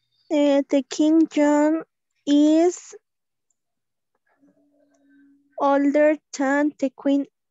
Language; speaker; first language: English; non-native, learner; Spanish